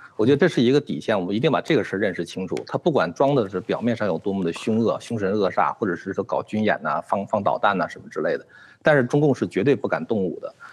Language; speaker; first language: Chinese; native; Chinese